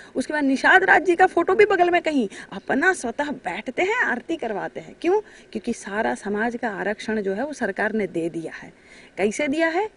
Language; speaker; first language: Hindi; native; Hindi